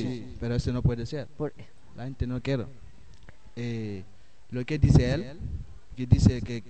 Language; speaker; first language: Spanish; non-native, learner; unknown